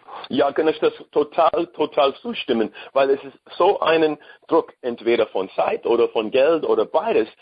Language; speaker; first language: German; non-native, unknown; English